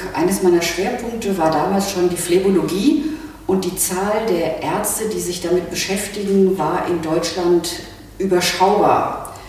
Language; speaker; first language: German; native; German